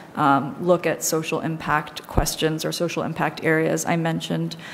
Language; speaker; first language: English; native; English